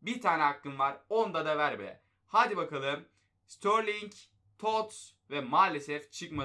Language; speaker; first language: Turkish; native; Turkish